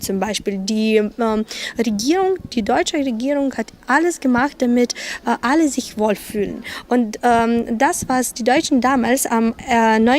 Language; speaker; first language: German; non-native, fluent; Ukrainian